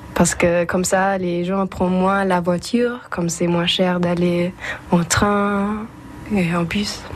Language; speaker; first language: French; non-native, fluent; German